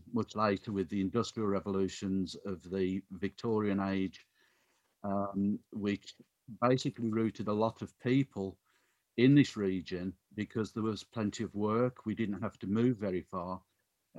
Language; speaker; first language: English; native; English